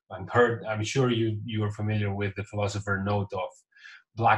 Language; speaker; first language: English; non-native, fluent; Catalan